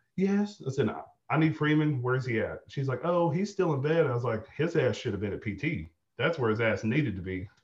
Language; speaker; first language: English; native; English